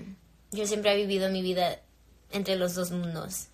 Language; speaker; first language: Spanish; early bilingual, heritage; English